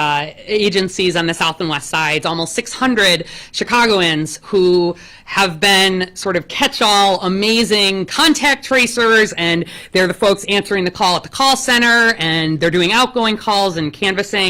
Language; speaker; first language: English; native; English